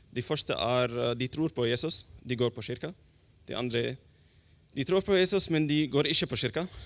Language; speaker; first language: Norwegian; non-native, learner; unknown